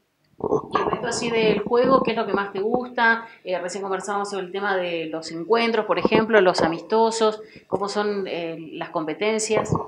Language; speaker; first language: Spanish; native; Spanish